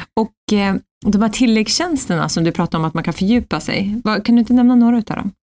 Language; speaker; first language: Swedish; early bilingual, other home language; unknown